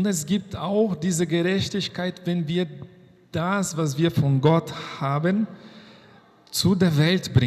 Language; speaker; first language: German; non-native, fluent; Portuguese